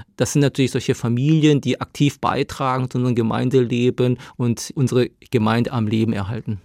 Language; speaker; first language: German; early bilingual, other home language; Korean